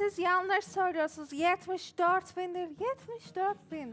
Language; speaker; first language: Turkish; non-native, learner; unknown